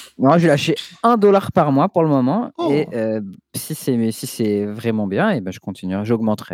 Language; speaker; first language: French; native; French